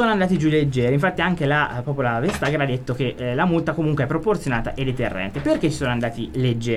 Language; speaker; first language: Italian; native; Italian